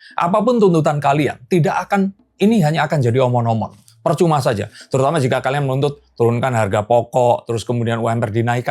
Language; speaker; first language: Indonesian; native; Indonesian